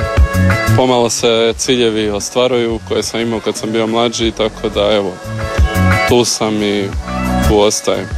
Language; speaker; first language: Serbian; early bilingual, heritage; Croatian